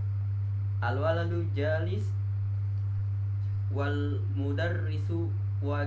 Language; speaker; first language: Arabic; non-native, learner; Indonesian